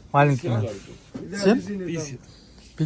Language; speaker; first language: Russian; non-native, local second language; Kazakh